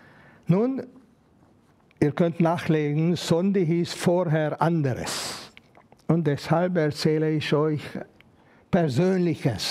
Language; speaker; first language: German; non-native, fluent; Hungarian